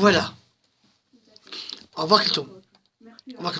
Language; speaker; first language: French; non-native, local second language; Arabic